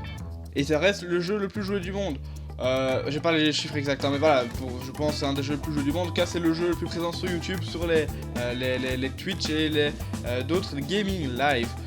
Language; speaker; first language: French; native; French